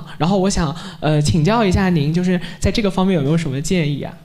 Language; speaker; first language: Chinese; native; Chinese